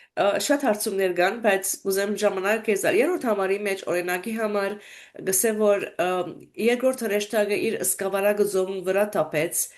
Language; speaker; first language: Armenian; early bilingual, heritage; Armenian